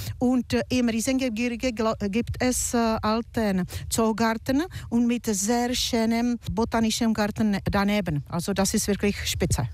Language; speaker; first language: German; non-native, fluent; Czech